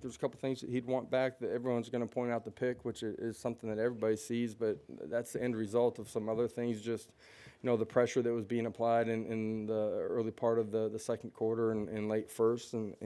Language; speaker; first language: English; native; English